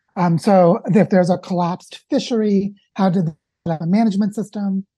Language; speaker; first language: English; native; English